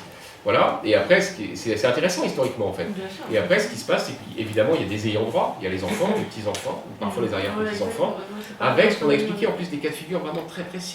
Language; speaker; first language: French; native; French